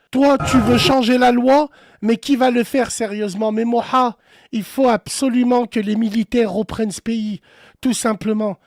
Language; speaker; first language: French; native; French